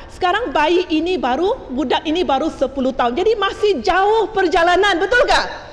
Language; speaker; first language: Malay; non-native, local second language; Chinese